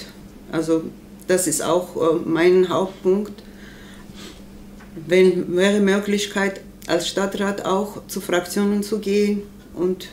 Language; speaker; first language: German; non-native, learner; Armenian